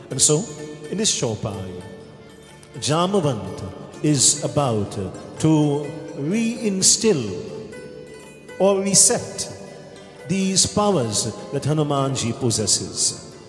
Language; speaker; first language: English; native; English